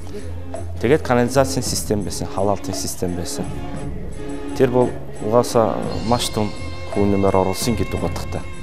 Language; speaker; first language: Mongolian; non-native, fluent; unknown